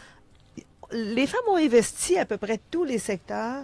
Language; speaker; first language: French; native; French